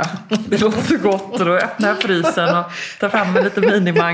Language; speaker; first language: Swedish; native; Swedish